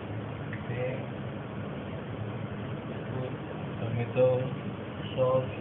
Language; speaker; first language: English; non-native, learner; Indonesian